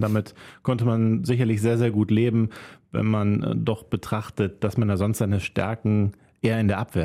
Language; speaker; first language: German; native; German